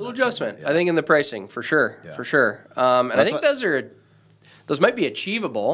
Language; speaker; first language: English; native; English